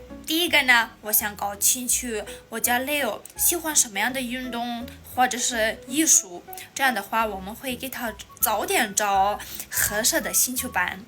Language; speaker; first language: Chinese; non-native, fluent; Armenian